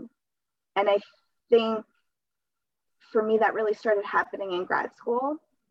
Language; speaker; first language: English; early bilingual, other home language; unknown